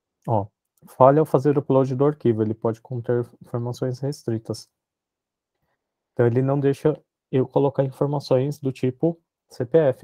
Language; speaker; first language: Portuguese; native; Portuguese